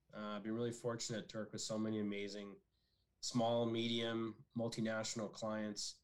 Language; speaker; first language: English; native; English